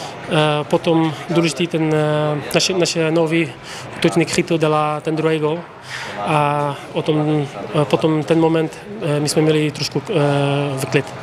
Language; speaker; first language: Czech; non-native, learner; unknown